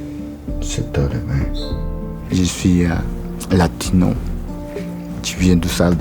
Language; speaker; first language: French; non-native, fluent; Spanish